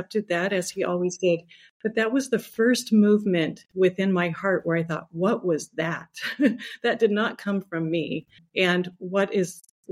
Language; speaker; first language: English; native; English